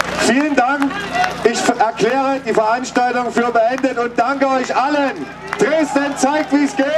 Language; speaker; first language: German; native; German